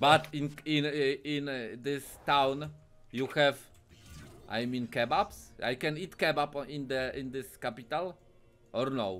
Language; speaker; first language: English; non-native, learner; Polish